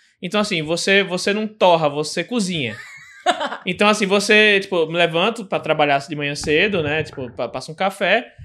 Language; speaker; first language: Portuguese; native; Portuguese